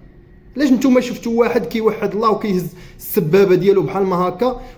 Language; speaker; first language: Arabic; native; Arabic